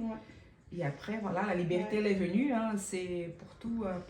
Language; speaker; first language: French; non-native, fluent; Portuguese